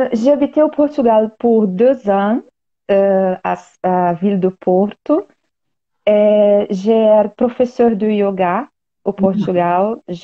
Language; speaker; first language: French; non-native, learner; Portuguese